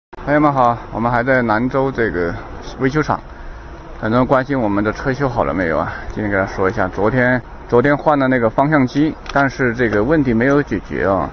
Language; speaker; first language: Chinese; native; Chinese